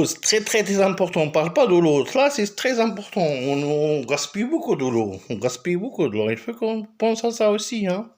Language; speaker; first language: French; non-native, local second language; Arabic